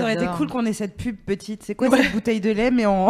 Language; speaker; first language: French; native; French